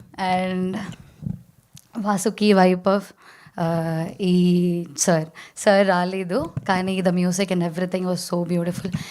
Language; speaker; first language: Telugu; non-native, learner; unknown